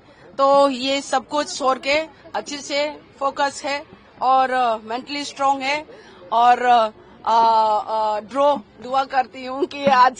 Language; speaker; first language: Hindi; non-native, local second language; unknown